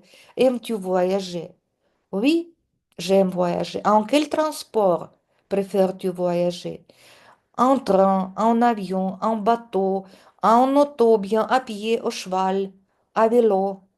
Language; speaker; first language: French; non-native, fluent; Russian